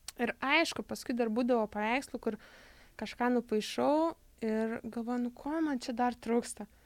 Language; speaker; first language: Lithuanian; native; Lithuanian